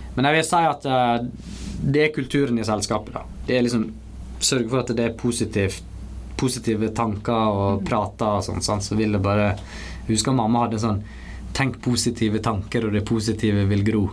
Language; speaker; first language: Norwegian; native; Norwegian